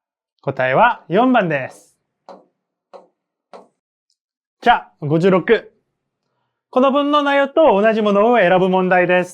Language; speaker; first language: Japanese; non-native, fluent; Korean